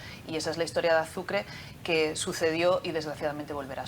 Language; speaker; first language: Spanish; native; Spanish